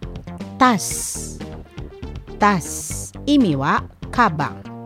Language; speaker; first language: Japanese; non-native, fluent; Indonesian